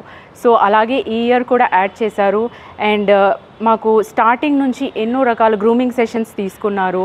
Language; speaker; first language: Telugu; native; Telugu